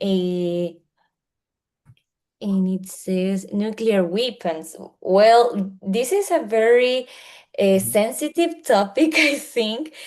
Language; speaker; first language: English; non-native, learner; Spanish